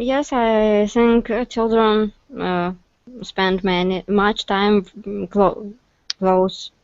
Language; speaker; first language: English; non-native, learner; Russian